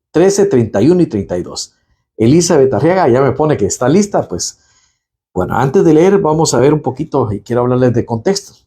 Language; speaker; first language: Spanish; native; Spanish